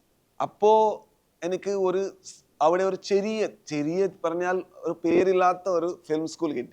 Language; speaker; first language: Malayalam; non-native, learner; Tulu